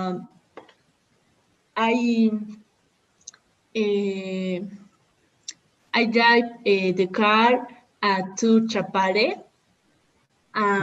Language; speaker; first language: English; non-native, learner; Spanish